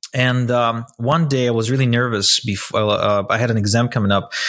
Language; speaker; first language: English; non-native, fluent; Russian